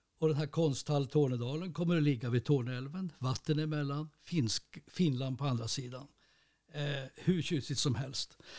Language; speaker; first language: Swedish; native; Swedish